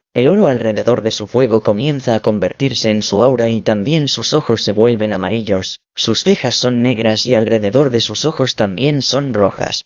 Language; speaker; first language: Spanish; non-native, fluent; English